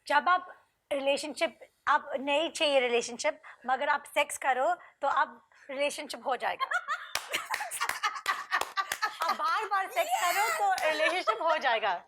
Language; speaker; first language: Hindi; non-native, learner; English